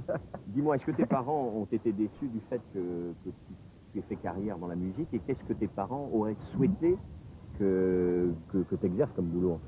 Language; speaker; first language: French; native; French